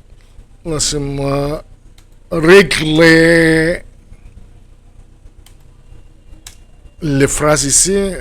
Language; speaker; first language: French; non-native, fluent; Spanish